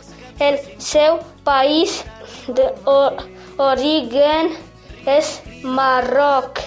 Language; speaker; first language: Catalan; non-native, learner; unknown